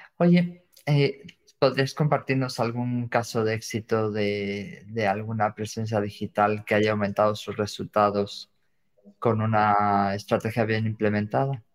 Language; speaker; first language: Spanish; native; Spanish